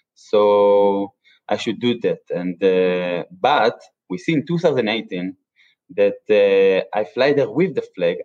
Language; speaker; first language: English; non-native, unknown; Hebrew